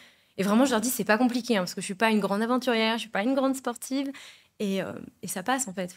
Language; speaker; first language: French; native; French